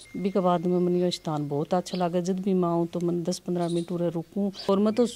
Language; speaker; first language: Hindi; native; Hindi